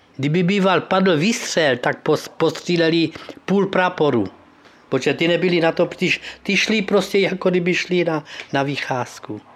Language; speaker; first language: Czech; early bilingual, heritage; Czech